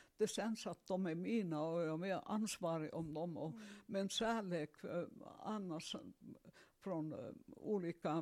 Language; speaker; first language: Swedish; non-native, fluent; Finnish